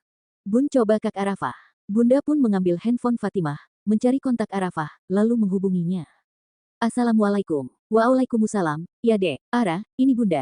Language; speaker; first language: Indonesian; native; Indonesian